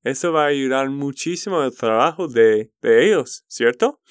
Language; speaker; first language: Spanish; non-native, learner; English